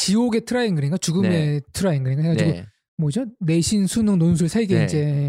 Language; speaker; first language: Korean; native; Korean